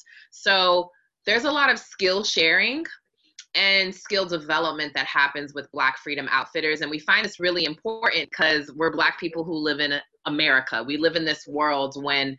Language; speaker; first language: English; native; English